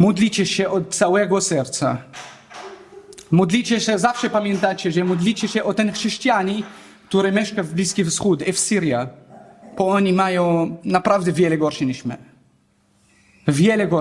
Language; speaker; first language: Polish; non-native, learner; Arabic